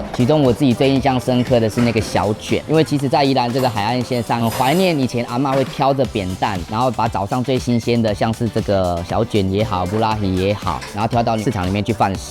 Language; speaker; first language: Chinese; native; Chinese